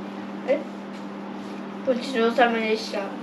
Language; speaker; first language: Japanese; early bilingual, other home language; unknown